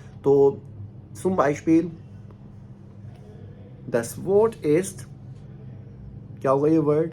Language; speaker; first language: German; non-native, fluent; Hindi